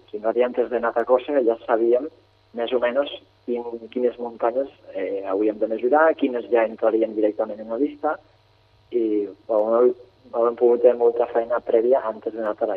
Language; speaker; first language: Catalan; native; Catalan